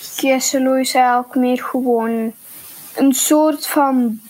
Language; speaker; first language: Dutch; early bilingual, other home language; Lithuanian